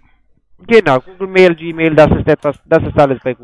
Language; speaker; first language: German; non-native, fluent; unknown